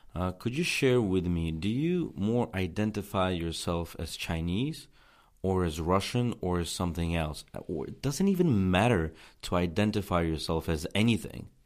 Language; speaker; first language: English; non-native, fluent; Tajik